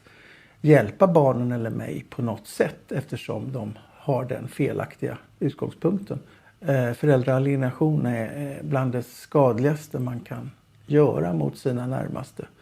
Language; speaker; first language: Swedish; non-native, fluent; Arabic